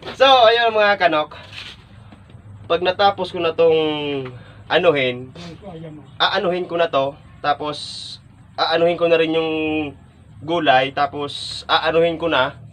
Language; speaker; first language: Filipino; non-native, local second language; Bikol